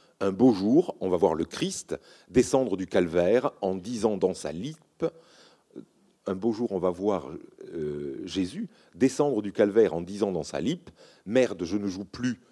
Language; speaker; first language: French; native; French